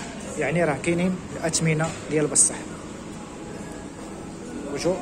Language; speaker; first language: Arabic; native; Arabic